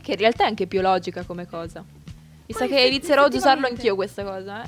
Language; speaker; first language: Italian; native; Italian